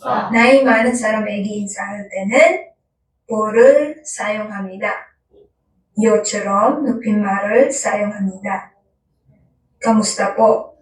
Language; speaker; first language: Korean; non-native, local second language; Filipino